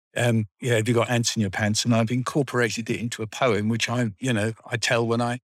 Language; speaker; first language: English; native; English